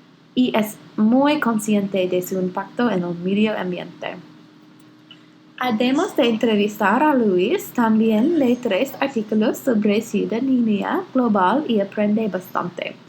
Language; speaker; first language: Spanish; non-native, learner; English